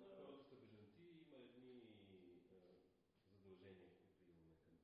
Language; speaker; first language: Bulgarian; non-native, fluent; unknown